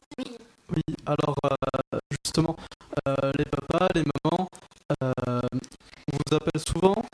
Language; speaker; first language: French; native; French